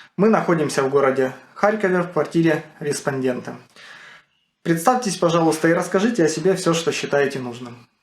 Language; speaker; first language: Russian; native; Russian